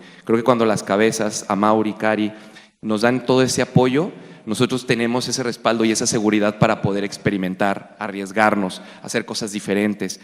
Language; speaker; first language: Spanish; native; Spanish